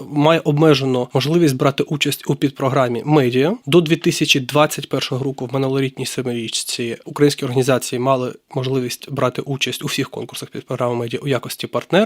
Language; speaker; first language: Ukrainian; native; Ukrainian